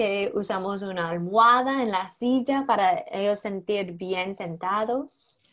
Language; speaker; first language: Spanish; non-native, learner; English